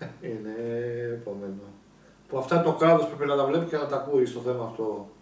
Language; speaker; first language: Greek; native; Greek